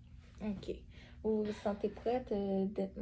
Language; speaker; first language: French; native; French